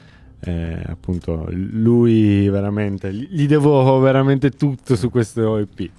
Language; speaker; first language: Italian; native; Italian